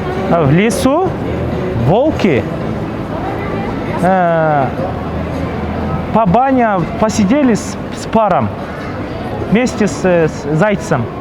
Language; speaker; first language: Russian; non-native, local second language; Kyrgyz